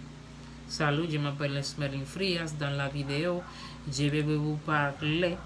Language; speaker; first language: French; non-native, learner; Spanish